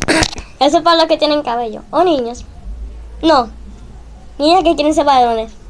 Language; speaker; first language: Spanish; native; Spanish